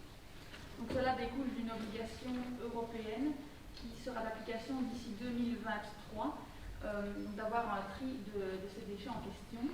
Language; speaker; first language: French; native; French